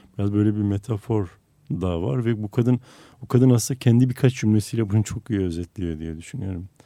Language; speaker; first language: Turkish; non-native, local second language; Armenian